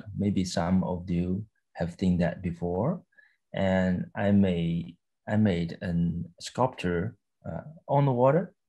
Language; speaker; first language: English; non-native, fluent; Chinese